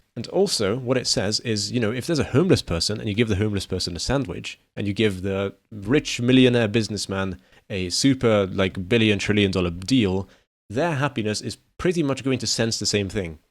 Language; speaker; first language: English; native; English